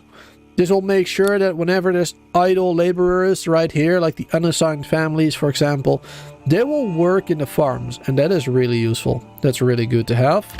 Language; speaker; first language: English; native; English